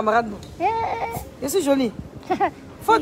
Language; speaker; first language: French; native; French